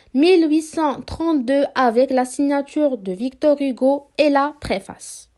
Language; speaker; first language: French; non-native, local second language; Arabic